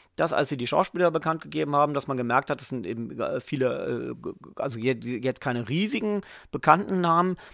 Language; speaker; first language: German; native; German